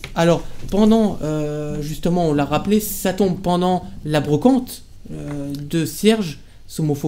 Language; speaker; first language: French; native; French